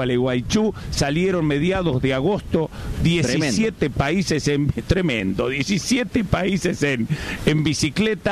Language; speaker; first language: Spanish; native; Spanish